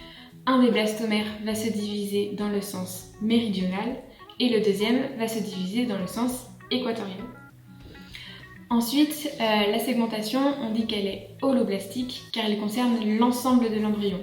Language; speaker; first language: French; native; French